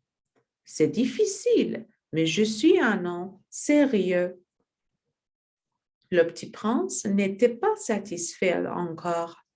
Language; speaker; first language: French; non-native, learner; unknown